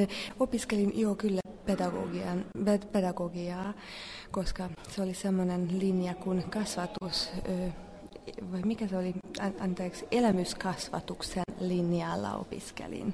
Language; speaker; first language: Finnish; non-native, fluent; Hungarian